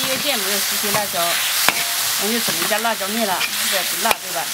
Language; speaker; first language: Chinese; native; Chinese